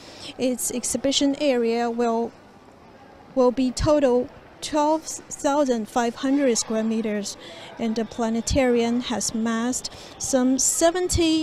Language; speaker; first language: English; non-native, fluent; Chinese